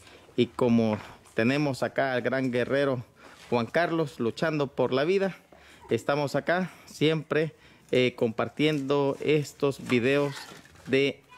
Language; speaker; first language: Spanish; native; Spanish